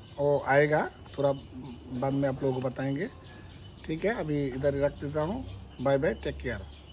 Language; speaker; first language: Hindi; non-native, local second language; Bangla